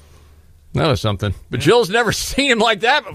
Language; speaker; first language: English; native; English